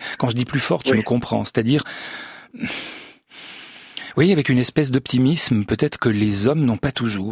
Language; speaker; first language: French; native; French